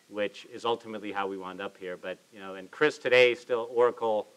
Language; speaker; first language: English; native; English